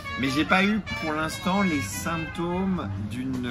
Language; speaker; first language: French; native; French